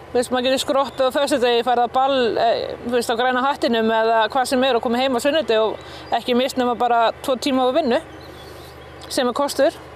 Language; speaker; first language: Icelandic; native; Icelandic